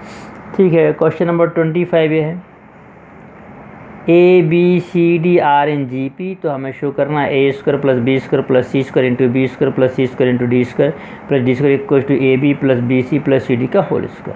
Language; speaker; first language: Hindi; native; Hindi